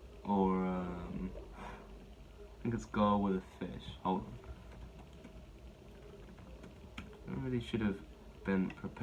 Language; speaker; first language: English; native; English